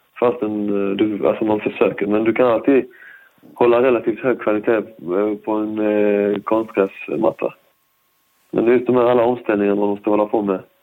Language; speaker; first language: Swedish; early bilingual, other home language; Persian